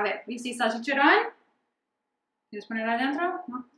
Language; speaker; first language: Spanish; non-native, learner; English